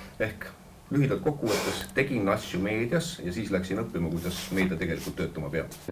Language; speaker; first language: Estonian; native; Estonian